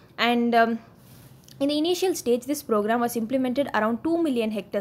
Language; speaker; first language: English; non-native, local second language; Tamil